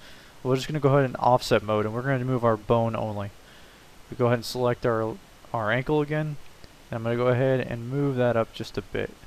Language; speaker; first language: English; native; English